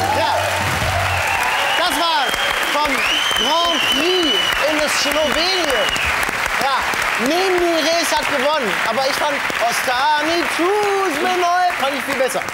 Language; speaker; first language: German; native; German